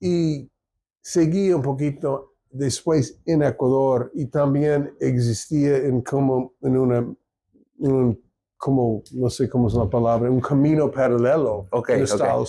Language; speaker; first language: Spanish; non-native, fluent; English